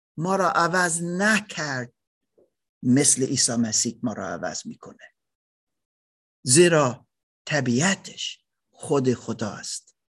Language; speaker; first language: Persian; non-native, learner; German